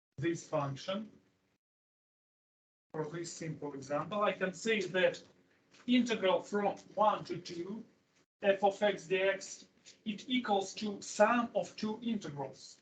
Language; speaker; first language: English; non-native, fluent; Russian